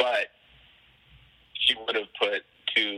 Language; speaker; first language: English; native; English